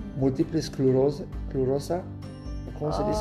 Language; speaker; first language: Spanish; non-native, learner; German